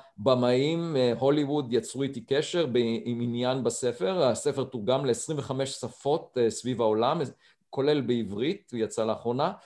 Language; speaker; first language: Hebrew; native; Hebrew